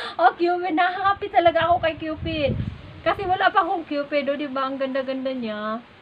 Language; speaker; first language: Filipino; non-native, local second language; Cebuano